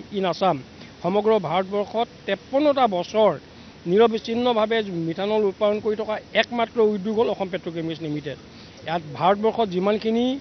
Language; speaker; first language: Assamese; native; Assamese